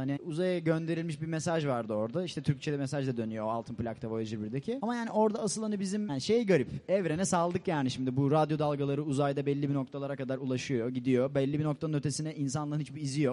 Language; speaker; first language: Turkish; native; Turkish